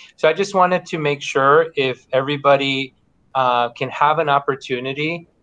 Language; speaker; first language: English; early bilingual, other home language; Spanish